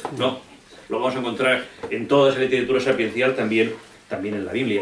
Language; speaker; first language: Spanish; native; Spanish